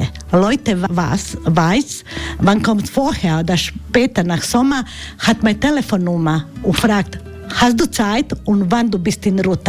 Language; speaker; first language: German; non-native, learner; Croatian